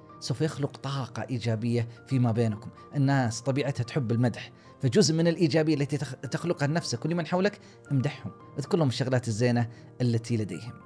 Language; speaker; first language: Arabic; native; Arabic